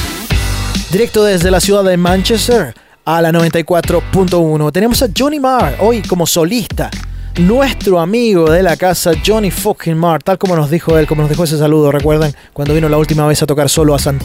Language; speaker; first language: Spanish; native; Spanish